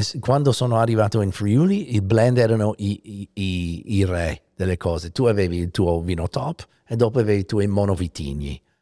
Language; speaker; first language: Italian; non-native, fluent; English